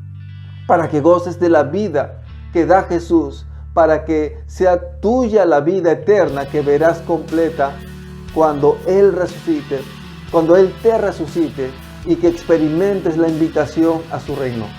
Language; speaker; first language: Spanish; native; Spanish